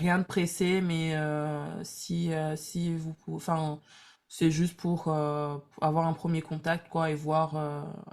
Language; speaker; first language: French; native; French